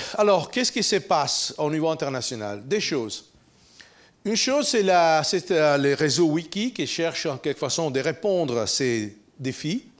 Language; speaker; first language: French; non-native, fluent; Italian